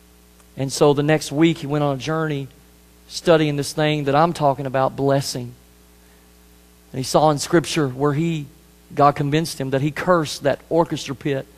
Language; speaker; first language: English; native; English